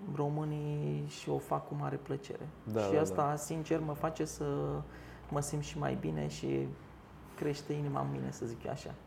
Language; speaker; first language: Romanian; early bilingual, other home language; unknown